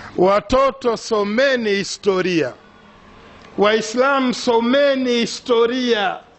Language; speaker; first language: Swahili; native; Swahili